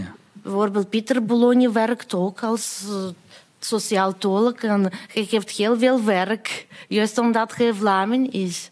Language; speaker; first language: Dutch; non-native, fluent; Russian